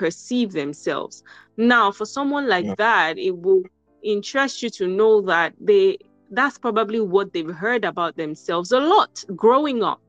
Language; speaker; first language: English; non-native, local second language; Yoruba